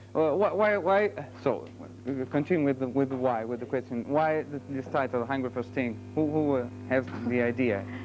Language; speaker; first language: English; non-native, learner; Italian